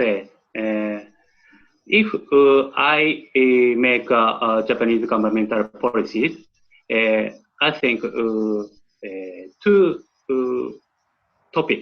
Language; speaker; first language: English; non-native, learner; Japanese